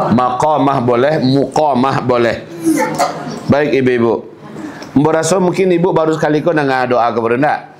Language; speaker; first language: Malay; non-native, local second language; Minangkabau